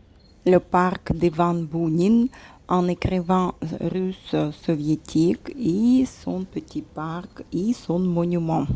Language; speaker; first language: French; non-native, fluent; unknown